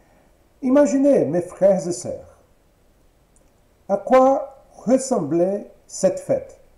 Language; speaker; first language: French; non-native, fluent; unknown